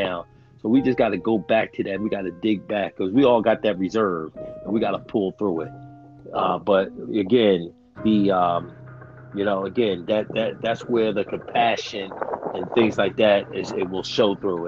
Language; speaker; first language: English; native; English